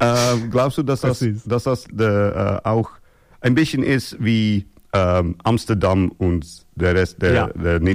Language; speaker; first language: German; non-native, learner; Dutch